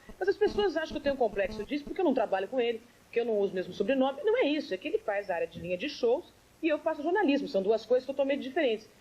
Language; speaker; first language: Portuguese; native; Portuguese